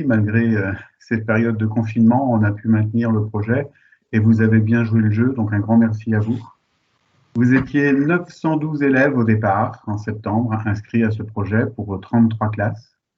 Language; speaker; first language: French; native; French